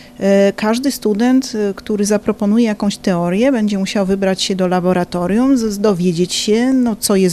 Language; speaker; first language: Polish; native; Polish